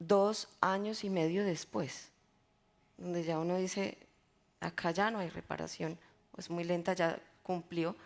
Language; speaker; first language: Spanish; native; Spanish